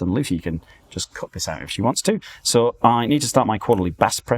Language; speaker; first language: English; native; English